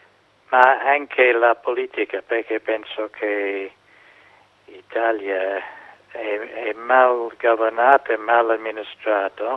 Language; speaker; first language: Italian; non-native, fluent; English